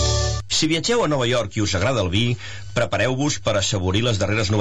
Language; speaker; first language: Catalan; native; Catalan